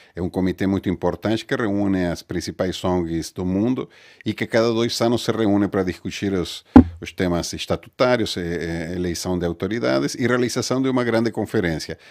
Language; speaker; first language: Portuguese; non-native, fluent; Spanish